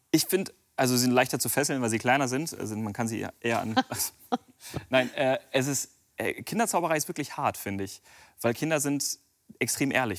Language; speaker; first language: German; native; German